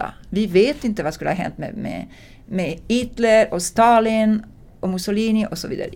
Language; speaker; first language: Swedish; non-native, fluent; Italian